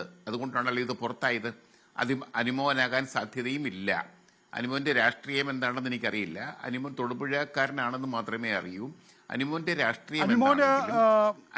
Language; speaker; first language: Malayalam; native; Malayalam